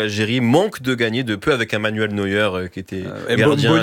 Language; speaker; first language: French; native; French